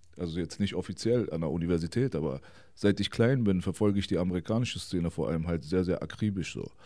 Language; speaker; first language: German; early bilingual, other home language; Persian